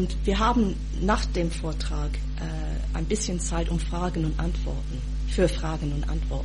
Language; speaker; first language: German; non-native, fluent; English